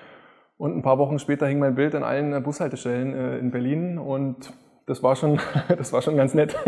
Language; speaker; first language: German; native; German